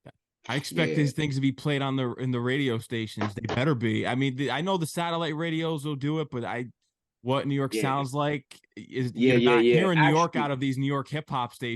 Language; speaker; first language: English; native; English